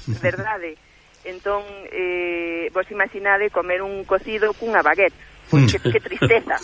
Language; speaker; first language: Galician; native; Galician